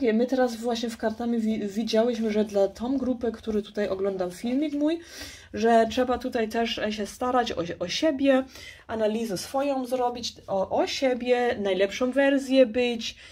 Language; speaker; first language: Polish; early bilingual, heritage; Polish